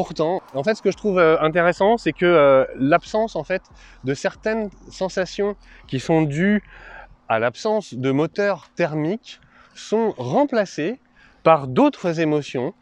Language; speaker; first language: French; native; French